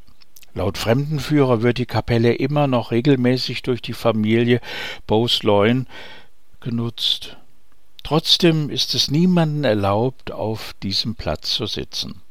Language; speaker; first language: German; native; German